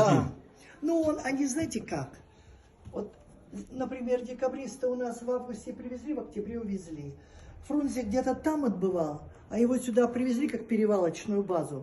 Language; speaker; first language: Russian; native; Russian